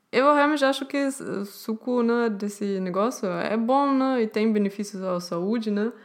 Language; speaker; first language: Portuguese; non-native, fluent; German